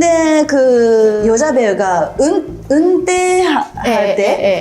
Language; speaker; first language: Korean; non-native, learner; Japanese